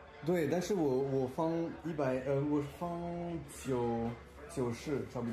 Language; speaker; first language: Chinese; non-native, learner; English